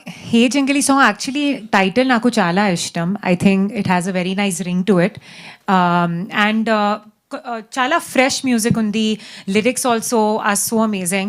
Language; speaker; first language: Telugu; non-native, learner; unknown